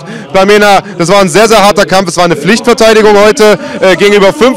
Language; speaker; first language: German; native; German